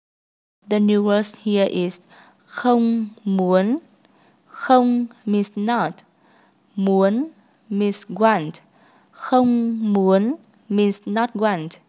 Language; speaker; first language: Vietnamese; non-native, fluent; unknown